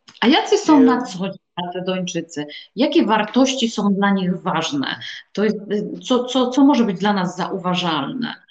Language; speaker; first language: Polish; native; Polish